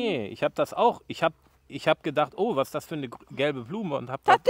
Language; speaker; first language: German; native; German